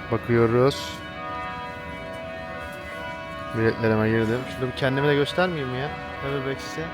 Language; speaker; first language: Turkish; native; Turkish